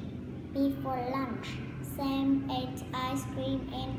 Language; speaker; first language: English; non-native, learner; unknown